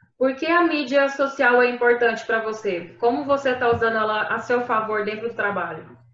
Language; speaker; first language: Portuguese; native; Portuguese